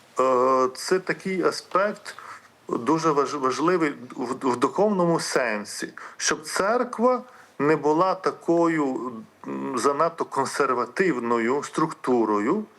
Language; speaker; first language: Ukrainian; non-native, fluent; Lithuanian